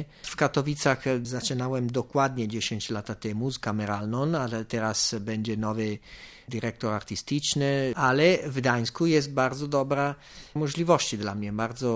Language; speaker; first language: Polish; non-native, fluent; Italian